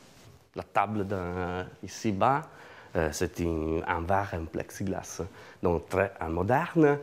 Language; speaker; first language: French; non-native, learner; Italian